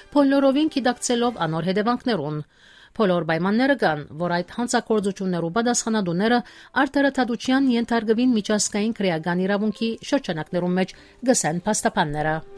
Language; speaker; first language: Armenian; early bilingual, heritage; Armenian